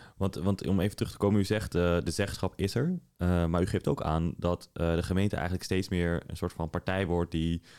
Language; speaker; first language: Dutch; early bilingual, other home language; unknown